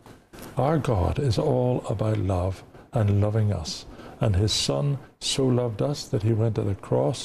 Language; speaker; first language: English; native; English